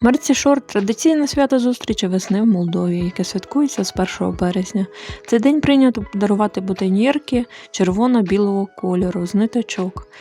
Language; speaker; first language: Ukrainian; non-native, fluent; Bulgarian